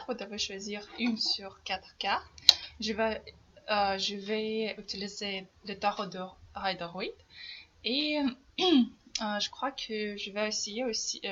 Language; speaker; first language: French; non-native, fluent; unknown